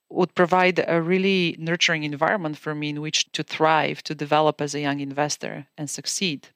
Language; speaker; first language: English; non-native, fluent; Bulgarian